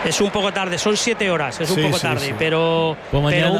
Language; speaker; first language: Spanish; native; Spanish